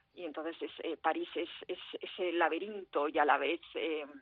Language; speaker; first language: Spanish; early bilingual, heritage; French